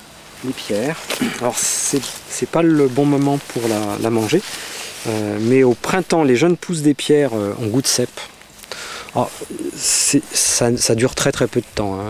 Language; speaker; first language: French; native; French